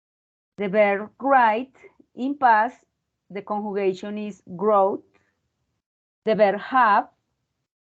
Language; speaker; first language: English; non-native, fluent; Spanish